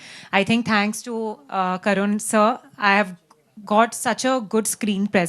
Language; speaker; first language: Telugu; non-native, learner; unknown